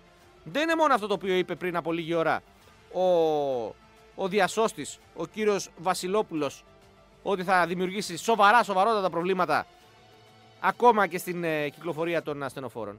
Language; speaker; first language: Greek; native; Greek